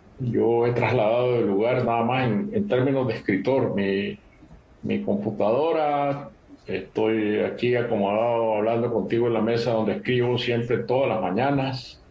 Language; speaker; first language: Spanish; native; Spanish